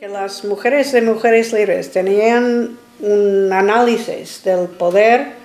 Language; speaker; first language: Spanish; non-native, fluent; English